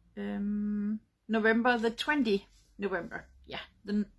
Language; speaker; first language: English; non-native, learner; Danish